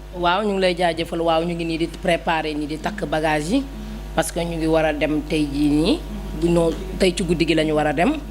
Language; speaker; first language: Wolof; native; Wolof